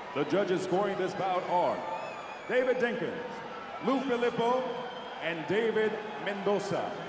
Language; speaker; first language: English; native; English